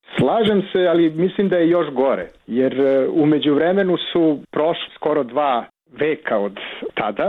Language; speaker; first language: Serbian; native; Serbian